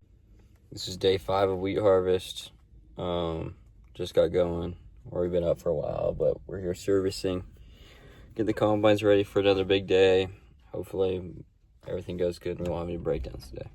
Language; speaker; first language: English; native; English